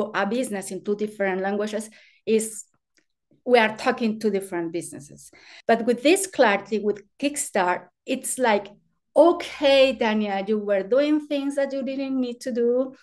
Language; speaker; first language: English; non-native, fluent; Spanish